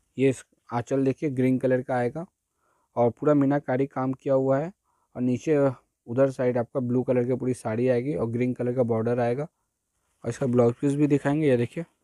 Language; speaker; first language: Hindi; native; Hindi